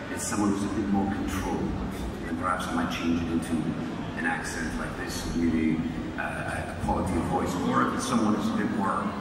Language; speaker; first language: English; native; English